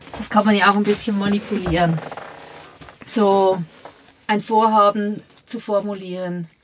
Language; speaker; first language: German; native; German